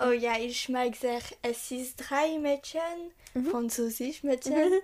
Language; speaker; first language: German; non-native, learner; French